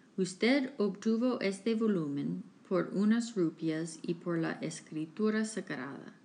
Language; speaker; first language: Spanish; non-native, learner; English